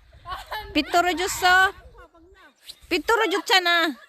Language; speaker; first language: Korean; non-native, fluent; Filipino